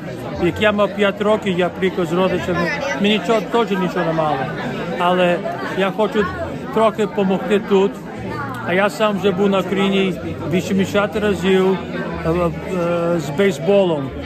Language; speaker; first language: Ukrainian; early bilingual, heritage; Ukrainian